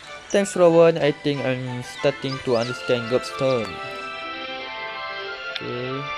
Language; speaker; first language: English; non-native, local second language; Malay